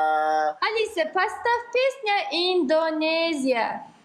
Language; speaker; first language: Russian; non-native, learner; Uzbek